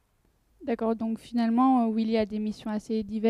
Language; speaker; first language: French; native; French